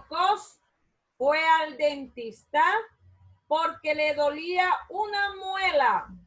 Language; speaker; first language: Spanish; non-native, learner; Portuguese